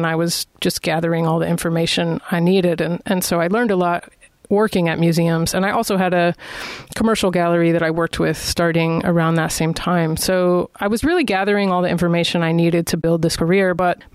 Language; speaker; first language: English; native; English